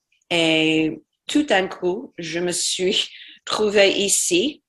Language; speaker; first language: French; non-native, fluent; English